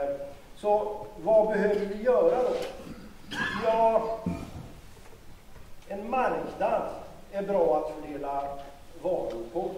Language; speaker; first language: Swedish; native; Swedish